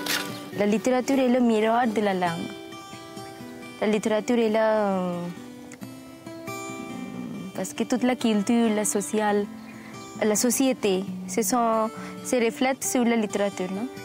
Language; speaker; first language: French; non-native, learner; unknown